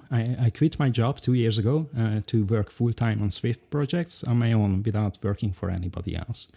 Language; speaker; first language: English; non-native, fluent; Hungarian